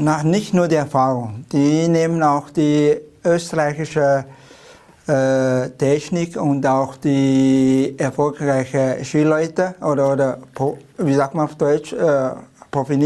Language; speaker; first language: German; non-native, fluent; Chinese